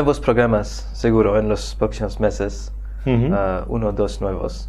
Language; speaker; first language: Spanish; non-native, fluent; French